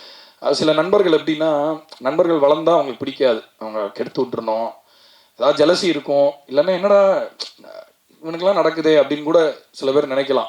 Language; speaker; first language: Tamil; native; Tamil